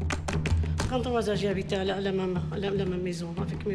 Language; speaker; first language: French; non-native, learner; Turkish